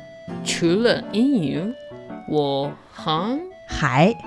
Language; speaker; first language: Chinese; non-native, learner; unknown